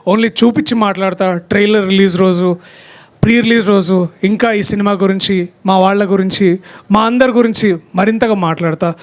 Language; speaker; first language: Telugu; native; Telugu